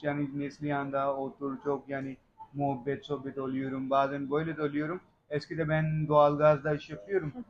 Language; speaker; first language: Turkish; non-native, learner; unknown